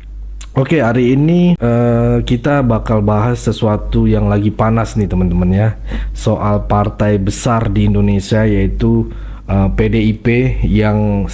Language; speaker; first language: Indonesian; native; Indonesian